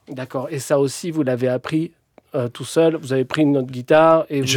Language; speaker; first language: French; native; French